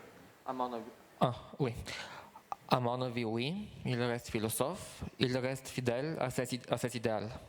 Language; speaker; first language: French; non-native, fluent; Bulgarian